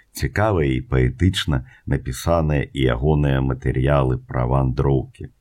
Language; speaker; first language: Belarusian; native; Belarusian